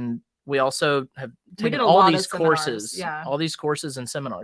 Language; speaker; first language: English; native; English